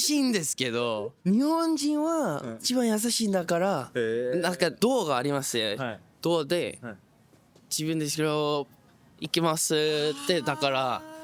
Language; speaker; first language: Japanese; non-native, learner; Korean